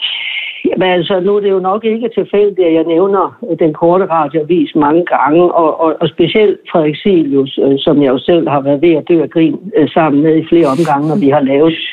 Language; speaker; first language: Danish; native; Danish